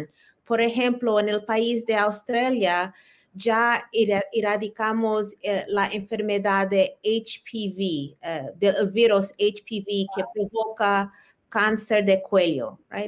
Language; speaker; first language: Spanish; early bilingual, heritage; Spanish